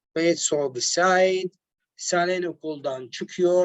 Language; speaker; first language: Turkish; non-native, learner; Arabic